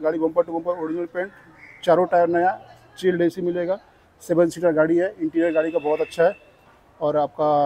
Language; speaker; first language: Hindi; non-native, local second language; Bangla